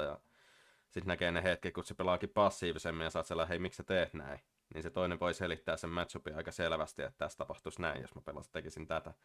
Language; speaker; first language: Finnish; native; Finnish